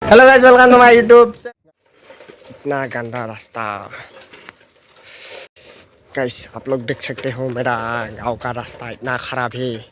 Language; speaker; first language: Hindi; non-native, local second language; Assamese